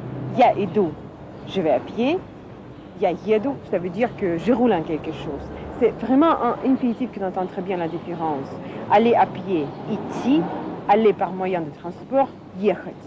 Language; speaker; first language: French; non-native, fluent; Russian